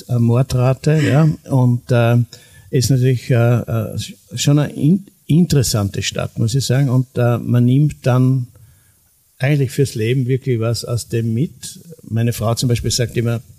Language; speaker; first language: German; native; German